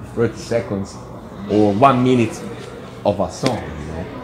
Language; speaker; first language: English; non-native, fluent; Italian